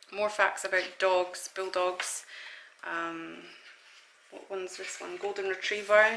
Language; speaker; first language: English; native; English